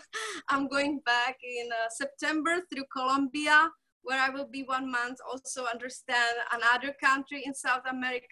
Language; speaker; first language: English; non-native, fluent; Czech